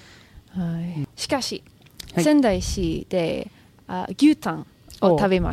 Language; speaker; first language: Japanese; non-native, learner; English